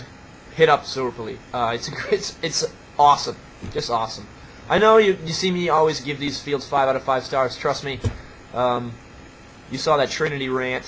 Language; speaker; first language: English; native; English